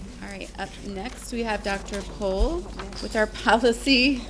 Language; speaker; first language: English; native; English